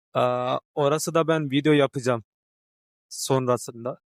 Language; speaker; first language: Turkish; non-native, fluent; Urdu